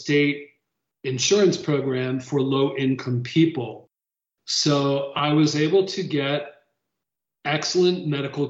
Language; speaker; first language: English; native; English